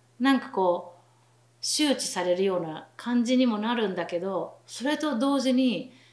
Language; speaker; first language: Japanese; native; Japanese